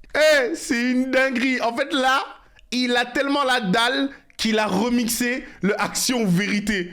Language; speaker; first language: French; native; French